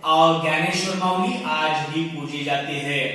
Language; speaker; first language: Hindi; non-native, local second language; Marathi